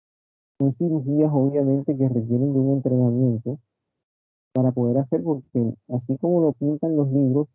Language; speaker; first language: Spanish; native; Spanish